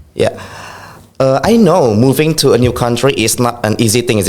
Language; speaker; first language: English; non-native, fluent; Indonesian